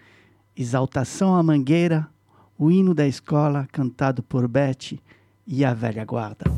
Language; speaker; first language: Portuguese; non-native, fluent; French